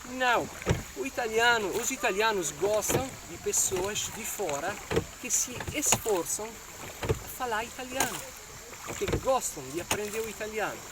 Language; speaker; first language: Portuguese; non-native, fluent; Italian